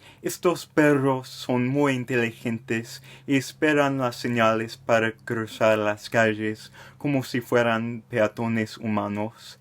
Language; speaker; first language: Spanish; non-native, fluent; English